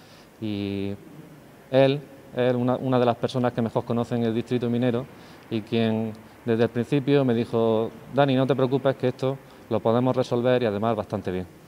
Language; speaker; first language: Spanish; native; Spanish